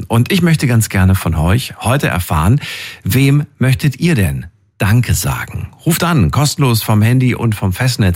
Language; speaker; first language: German; native; German